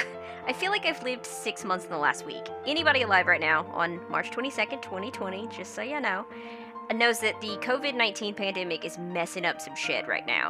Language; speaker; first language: English; native; English